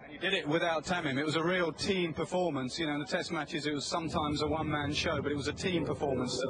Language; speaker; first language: English; native; English